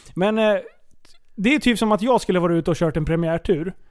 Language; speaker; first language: Swedish; native; Swedish